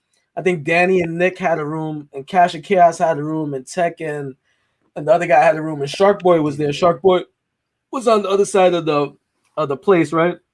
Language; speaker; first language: English; native; English